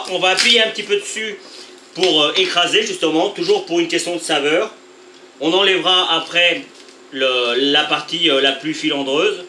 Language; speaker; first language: French; native; French